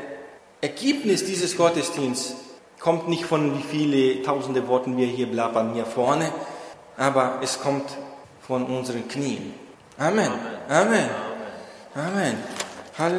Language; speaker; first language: German; non-native, fluent; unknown